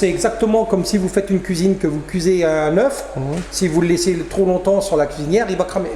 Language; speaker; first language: French; native; French